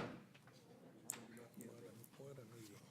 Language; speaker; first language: English; native; English